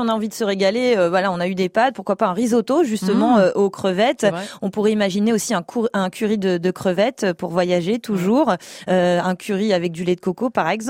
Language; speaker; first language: French; native; French